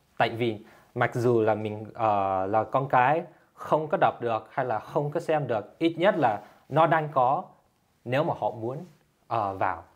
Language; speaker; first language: Vietnamese; early bilingual, heritage; English